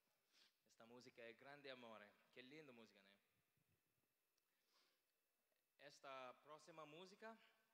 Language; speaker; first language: Portuguese; non-native, learner; Filipino